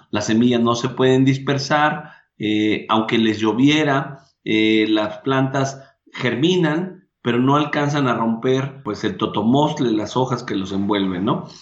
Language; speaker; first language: Spanish; native; Spanish